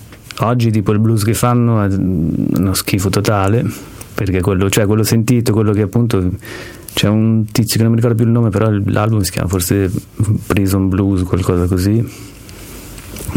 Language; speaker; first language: Italian; native; Italian